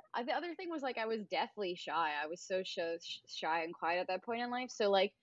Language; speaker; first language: English; native; English